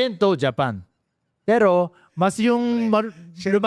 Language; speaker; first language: Filipino; non-native, fluent; Japanese